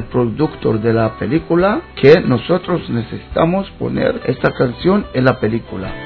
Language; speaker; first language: Spanish; non-native, learner; Hebrew